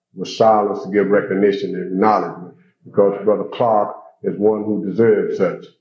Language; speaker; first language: English; native; English